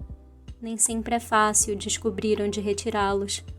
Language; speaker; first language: Portuguese; native; Portuguese